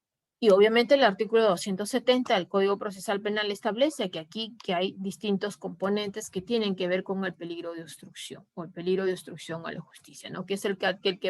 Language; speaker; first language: Spanish; native; Spanish